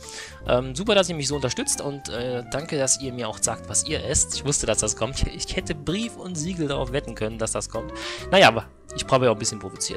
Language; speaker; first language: German; native; German